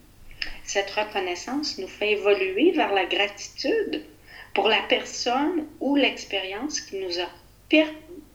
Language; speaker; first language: French; native; French